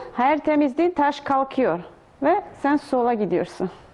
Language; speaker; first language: Turkish; non-native, learner; Russian